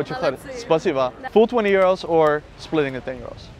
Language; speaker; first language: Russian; non-native, learner; Dutch